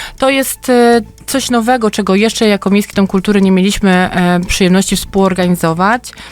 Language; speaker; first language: Polish; native; Polish